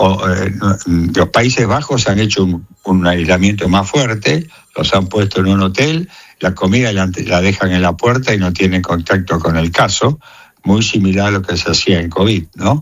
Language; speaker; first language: Spanish; native; Spanish